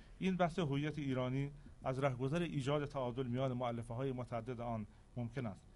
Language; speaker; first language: Persian; non-native, local second language; Central Kurdish